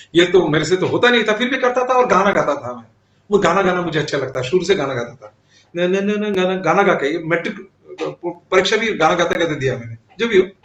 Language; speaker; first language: Hindi; non-native, local second language; Assamese